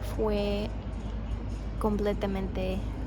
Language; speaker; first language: Spanish; non-native, fluent; English